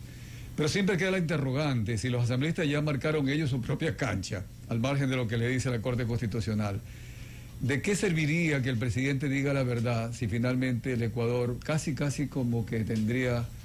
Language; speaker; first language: Spanish; native; Spanish